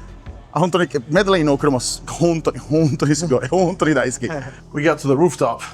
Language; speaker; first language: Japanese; non-native, learner; English